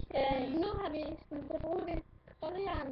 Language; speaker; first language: Danish; native; Danish